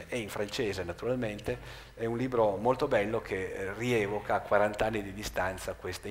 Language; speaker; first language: Italian; native; Italian